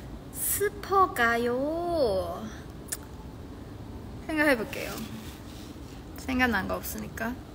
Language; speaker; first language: Korean; non-native, fluent; Chinese